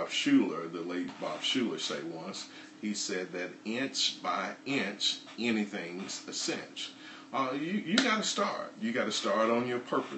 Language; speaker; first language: English; native; English